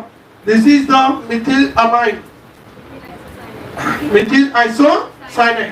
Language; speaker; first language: English; non-native, local second language; Marathi